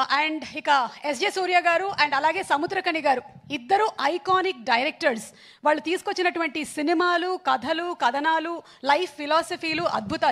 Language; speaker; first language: Telugu; native; Telugu